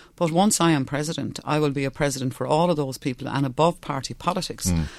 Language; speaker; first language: English; non-native, local second language; Irish